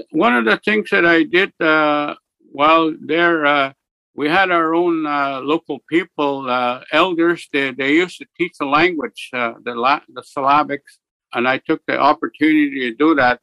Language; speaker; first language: English; native; English